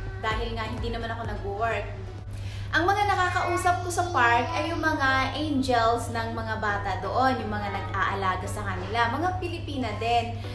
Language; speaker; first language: Filipino; native; Filipino